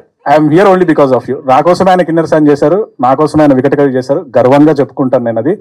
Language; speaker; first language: Telugu; native; Telugu